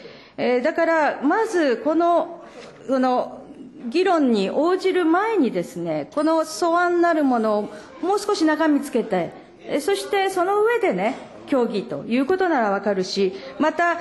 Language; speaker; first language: Japanese; native; Japanese